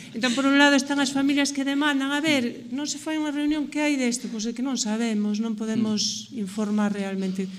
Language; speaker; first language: Galician; non-native, local second language; Spanish